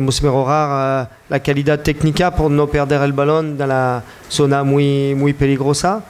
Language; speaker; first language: Spanish; non-native, learner; French